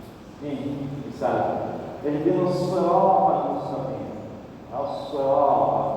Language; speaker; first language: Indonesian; non-native, learner; Arabic